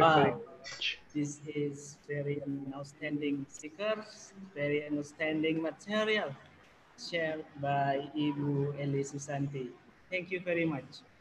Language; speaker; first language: English; non-native, fluent; Indonesian